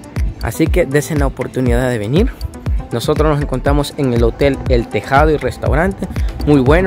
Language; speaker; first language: Spanish; native; Spanish